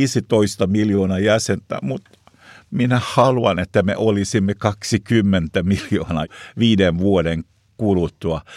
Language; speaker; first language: Finnish; non-native, local second language; Swedish